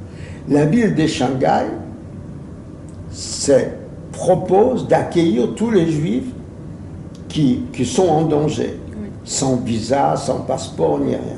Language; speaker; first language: French; non-native, fluent; Yiddish